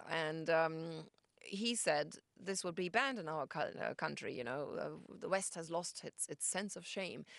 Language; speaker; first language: English; non-native, fluent; German